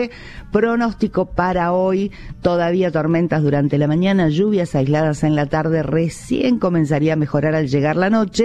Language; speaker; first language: Spanish; native; Spanish